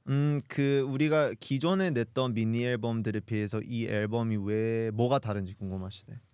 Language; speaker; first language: Korean; early bilingual, other home language; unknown